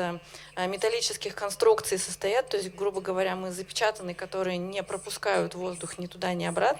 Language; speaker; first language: Russian; native; Russian